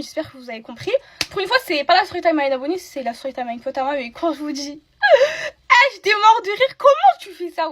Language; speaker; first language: French; native; French